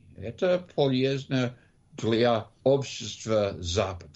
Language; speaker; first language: Russian; non-native, learner; English